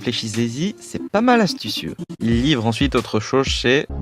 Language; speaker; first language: French; native; French